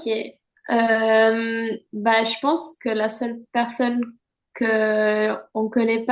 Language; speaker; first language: French; non-native, fluent; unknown